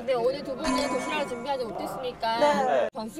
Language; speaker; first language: Korean; native; Korean